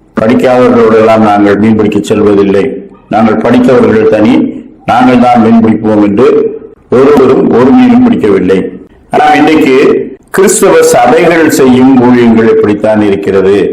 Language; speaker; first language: Tamil; native; Tamil